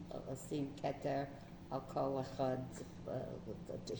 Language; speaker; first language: Hebrew; non-native, learner; English